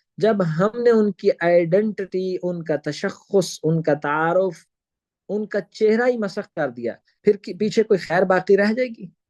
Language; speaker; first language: Urdu; non-native, local second language; Punjabi